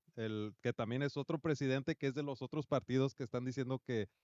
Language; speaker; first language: Spanish; early bilingual, heritage; Spanish